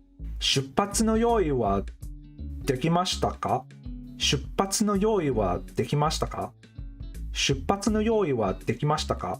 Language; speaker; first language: Japanese; non-native, learner; English